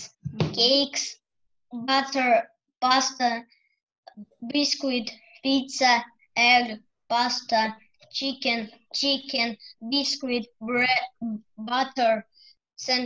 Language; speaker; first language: English; non-native, learner; Russian